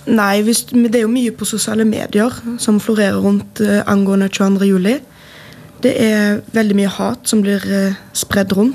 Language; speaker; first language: Norwegian; native; Norwegian